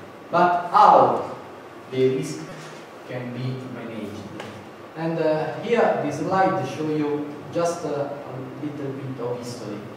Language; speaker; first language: English; non-native, fluent; Italian